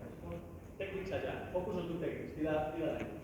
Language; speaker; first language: Indonesian; non-native, learner; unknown